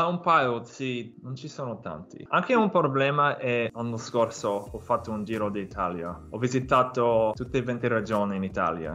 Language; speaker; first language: Italian; non-native, fluent; English